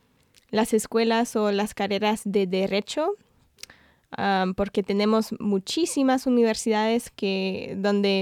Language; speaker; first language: Spanish; non-native, fluent; English